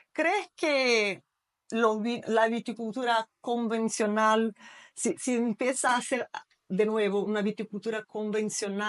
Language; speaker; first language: Spanish; non-native, fluent; Portuguese